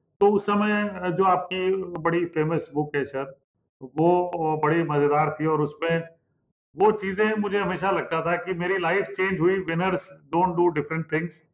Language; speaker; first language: Hindi; non-native, local second language; Punjabi